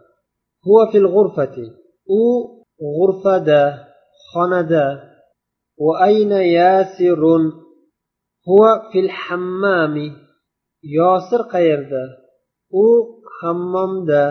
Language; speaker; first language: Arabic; non-native, fluent; Uzbek